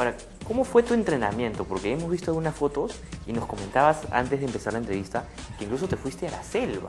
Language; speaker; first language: Spanish; native; Spanish